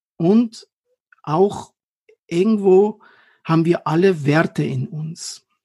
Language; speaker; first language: German; non-native, fluent; Persian